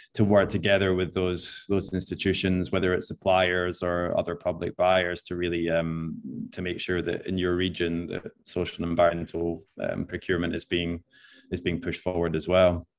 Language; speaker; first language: English; native; English